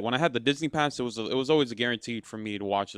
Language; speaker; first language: English; native; English